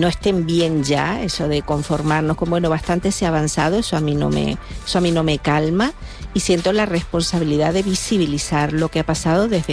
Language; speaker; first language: Spanish; native; Spanish